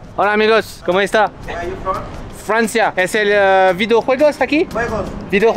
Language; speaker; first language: Spanish; non-native, learner; French